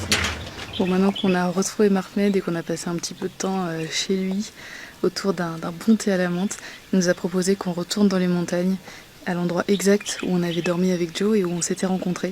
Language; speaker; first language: French; native; French